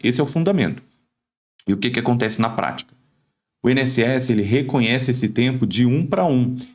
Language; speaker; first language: Portuguese; native; Portuguese